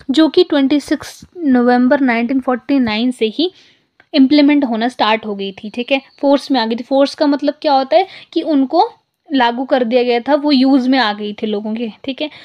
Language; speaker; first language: Hindi; non-native, local second language; Punjabi